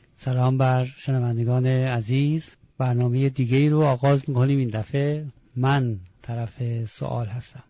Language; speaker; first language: Persian; non-native, local second language; Azerbaijani